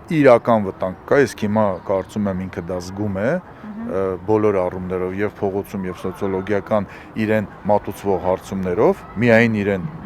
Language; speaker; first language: Armenian; native; Armenian